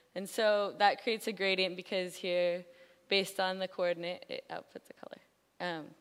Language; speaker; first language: English; native; English